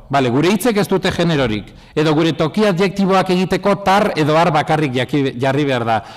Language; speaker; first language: Basque; non-native, local second language; Spanish